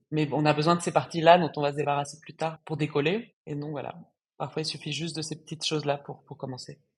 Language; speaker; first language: French; non-native, fluent; Spanish